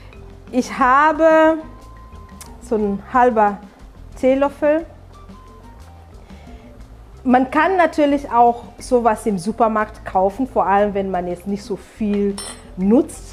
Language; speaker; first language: German; non-native, fluent; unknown